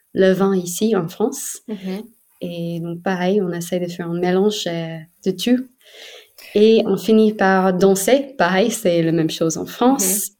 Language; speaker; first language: French; non-native, fluent; English